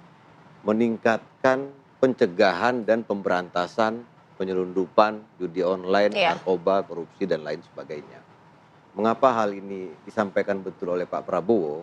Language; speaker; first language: Indonesian; native; Indonesian